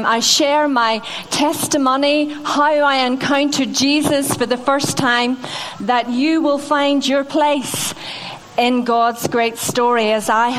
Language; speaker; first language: English; native; English